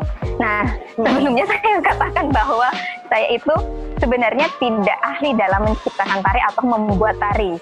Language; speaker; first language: Indonesian; native; Indonesian